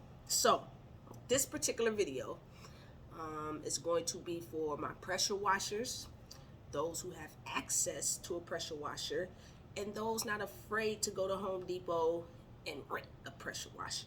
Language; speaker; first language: English; native; English